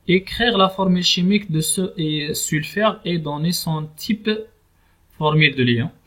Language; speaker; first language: French; non-native, local second language; Arabic